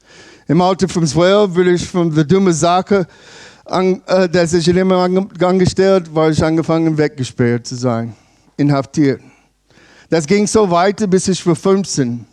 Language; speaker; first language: German; non-native, learner; English